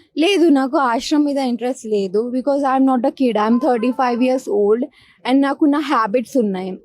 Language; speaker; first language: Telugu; non-native, local second language; Hindi